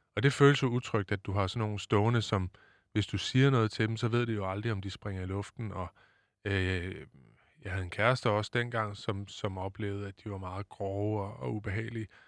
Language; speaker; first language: Danish; native; Danish